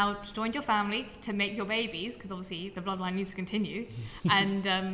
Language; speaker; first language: English; native; English